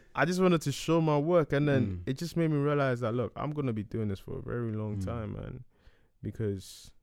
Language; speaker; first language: English; non-native, local second language; Akan